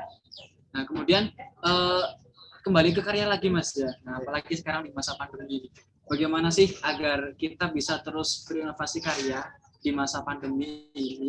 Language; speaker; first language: Indonesian; native; Indonesian